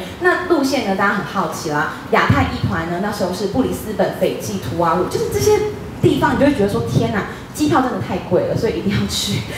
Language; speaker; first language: Chinese; native; Chinese